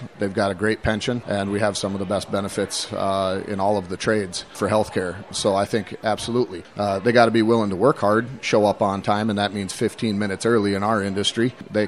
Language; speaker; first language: English; native; English